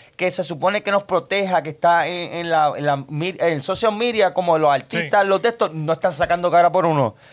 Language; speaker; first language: Spanish; native; Spanish